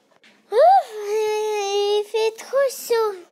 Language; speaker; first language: French; non-native, learner; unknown